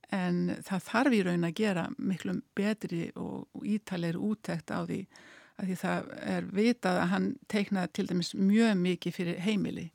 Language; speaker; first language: Icelandic; native; Icelandic